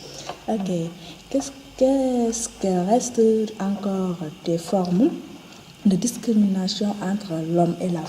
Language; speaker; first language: French; non-native, local second language; Wolof